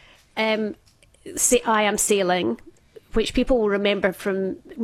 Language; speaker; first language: English; native; English